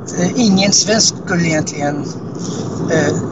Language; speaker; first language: Swedish; non-native, fluent; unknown